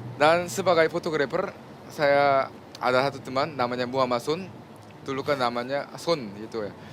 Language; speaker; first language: Indonesian; non-native, fluent; Korean